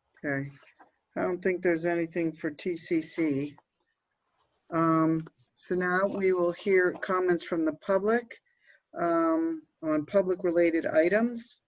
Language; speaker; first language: English; native; English